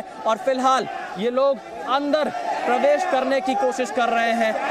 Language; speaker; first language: Hindi; native; Hindi